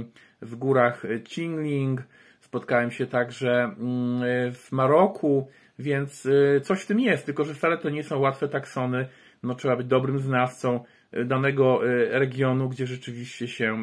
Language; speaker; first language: Polish; native; Polish